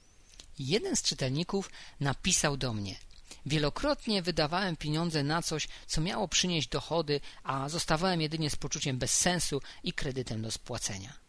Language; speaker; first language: Polish; native; Polish